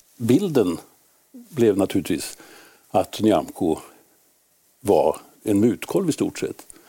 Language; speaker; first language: Swedish; native; Swedish